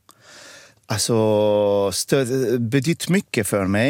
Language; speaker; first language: Swedish; non-native, fluent; Arabic